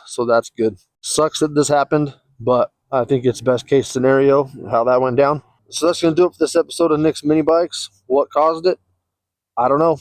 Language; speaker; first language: English; native; English